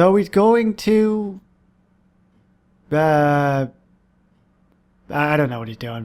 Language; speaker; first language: English; native; English